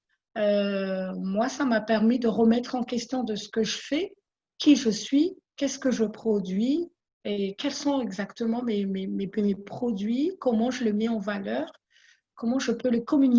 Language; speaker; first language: French; non-native, local second language; Malagasy